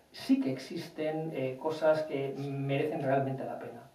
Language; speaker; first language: Spanish; native; Spanish